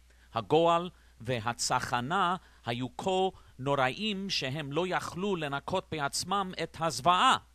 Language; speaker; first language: Hebrew; non-native, fluent; English